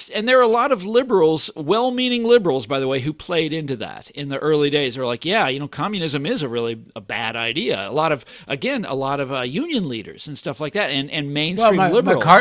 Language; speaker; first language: English; native; English